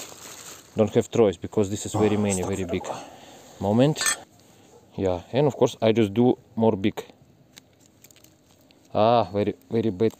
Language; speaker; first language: English; non-native, learner; Russian